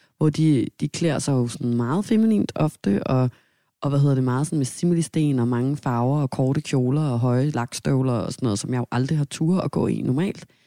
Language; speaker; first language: Danish; native; Danish